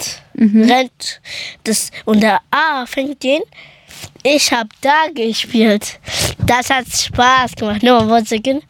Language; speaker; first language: German; early bilingual, other home language; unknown